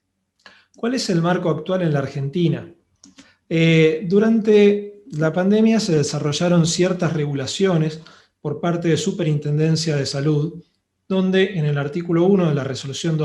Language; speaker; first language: Spanish; native; Spanish